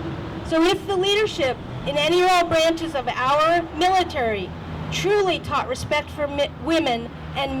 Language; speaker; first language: English; native; English